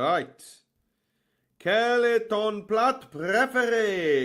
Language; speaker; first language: French; non-native, learner; Welsh